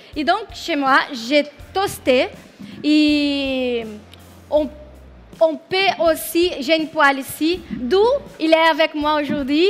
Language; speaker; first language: French; non-native, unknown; Portuguese